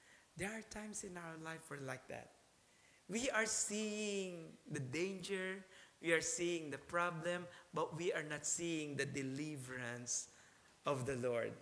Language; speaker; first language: English; non-native, local second language; Filipino